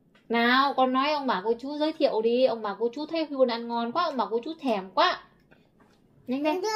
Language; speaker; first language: Vietnamese; native; Vietnamese